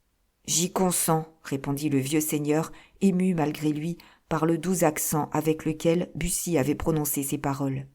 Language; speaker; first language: French; native; French